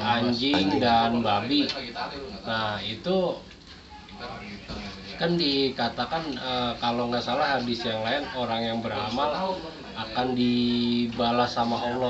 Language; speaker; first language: Indonesian; native; Indonesian